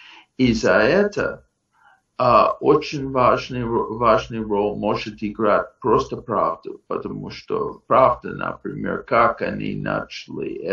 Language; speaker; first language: Russian; non-native, fluent; English